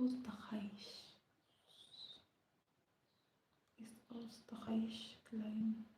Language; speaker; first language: German; non-native, learner; Luyia